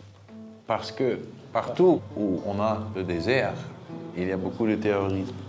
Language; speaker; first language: French; non-native, learner; Dutch